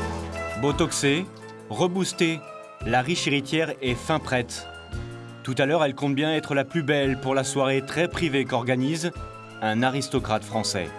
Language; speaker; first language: French; native; French